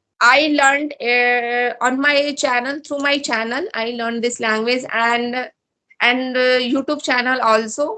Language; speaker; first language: English; non-native, learner; Hindi